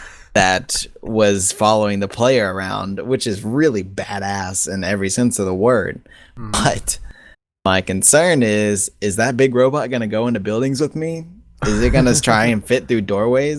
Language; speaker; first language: English; native; English